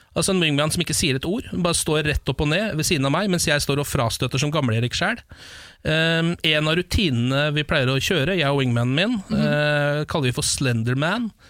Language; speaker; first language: Norwegian; native; Norwegian